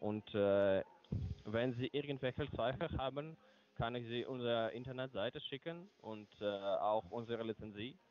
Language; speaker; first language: German; non-native, learner; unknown